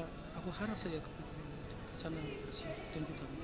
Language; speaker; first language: Indonesian; early bilingual, heritage; Dutch